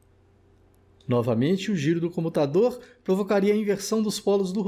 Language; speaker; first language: Portuguese; native; Portuguese